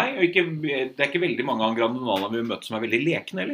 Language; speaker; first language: Norwegian; native; Norwegian